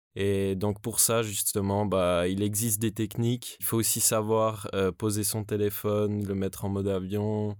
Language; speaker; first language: French; native; French